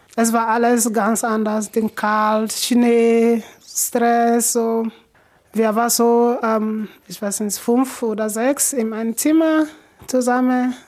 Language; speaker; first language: German; non-native, learner; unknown